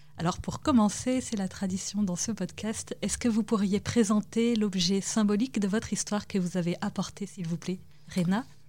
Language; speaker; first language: French; native; French